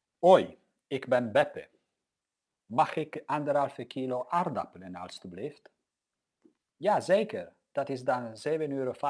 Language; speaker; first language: Dutch; non-native, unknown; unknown